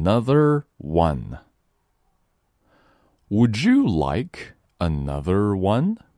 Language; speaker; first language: English; non-native, fluent; Chinese